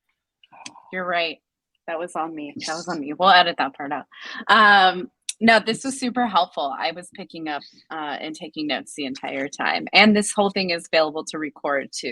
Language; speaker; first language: English; native; English